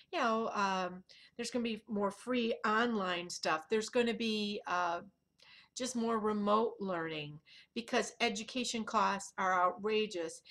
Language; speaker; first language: English; native; English